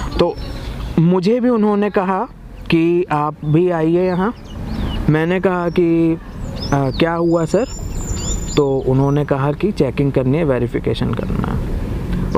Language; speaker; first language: Hindi; native; Hindi